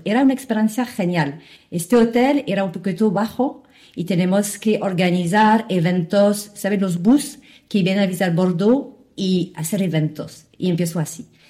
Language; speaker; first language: Spanish; non-native, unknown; Arabic